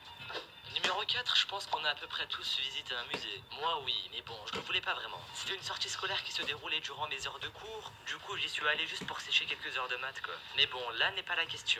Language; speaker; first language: French; native; French